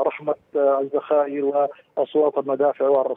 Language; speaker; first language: Arabic; native; Arabic